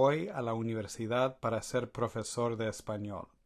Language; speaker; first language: Spanish; non-native, fluent; English